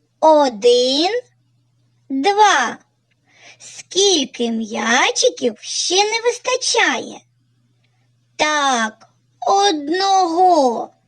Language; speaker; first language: Ukrainian; native; Ukrainian